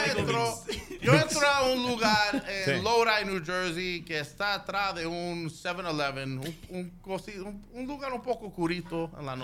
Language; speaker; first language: Spanish; early bilingual, heritage; Spanish